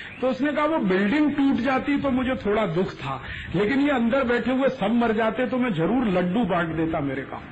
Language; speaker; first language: Hindi; native; Hindi